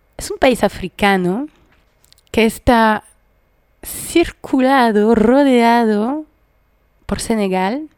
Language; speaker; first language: Spanish; non-native, fluent; French